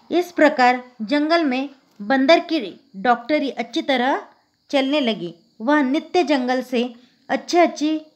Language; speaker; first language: Hindi; non-native, local second language; Marathi